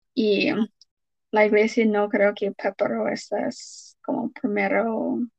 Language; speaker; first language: Spanish; non-native, fluent; English